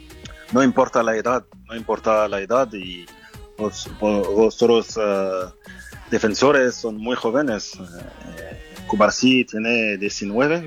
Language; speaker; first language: Spanish; non-native, fluent; French